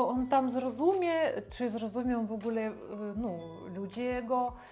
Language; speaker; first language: Polish; non-native, learner; Russian